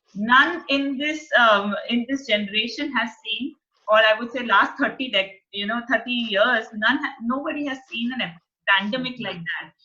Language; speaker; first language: English; non-native, local second language; Punjabi